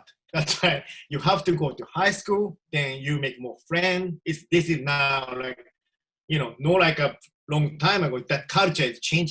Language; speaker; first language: English; non-native, learner; Japanese